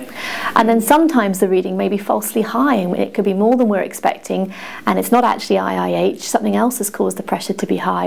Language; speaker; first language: English; native; English